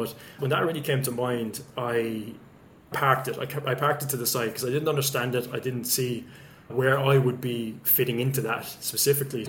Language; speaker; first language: English; native; English